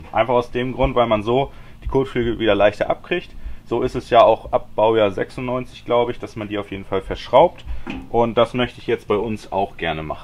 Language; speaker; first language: German; native; German